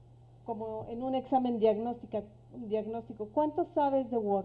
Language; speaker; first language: Spanish; native; Spanish